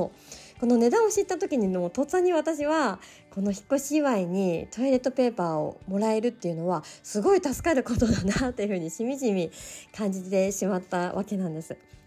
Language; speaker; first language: Japanese; native; Japanese